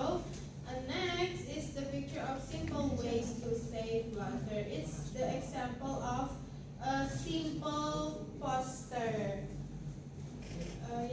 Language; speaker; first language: English; non-native, fluent; Indonesian